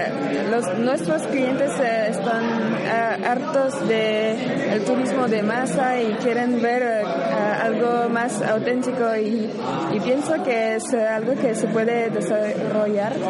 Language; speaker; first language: Spanish; non-native, learner; French